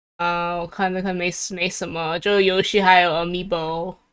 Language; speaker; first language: Chinese; early bilingual, heritage; Chinese